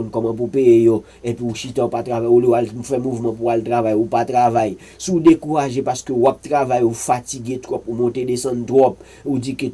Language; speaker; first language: French; non-native, learner; Haitian Creole